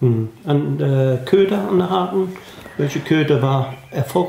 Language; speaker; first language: German; non-native, fluent; English